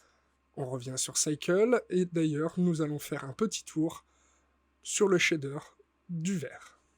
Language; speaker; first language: French; native; French